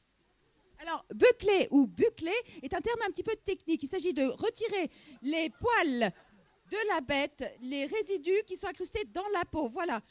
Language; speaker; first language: French; native; French